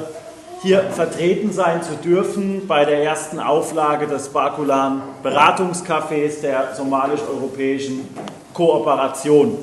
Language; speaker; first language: German; native; German